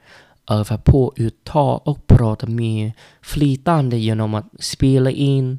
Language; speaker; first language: Swedish; non-native, learner; Vietnamese